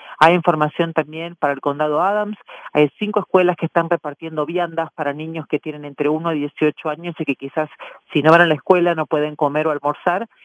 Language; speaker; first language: Spanish; native; Spanish